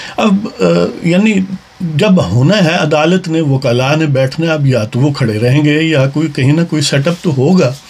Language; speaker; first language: Urdu; non-native, local second language; Punjabi